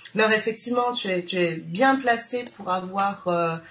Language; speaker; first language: French; native; French